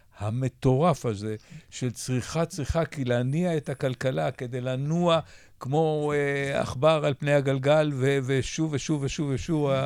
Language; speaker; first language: Hebrew; native; Hebrew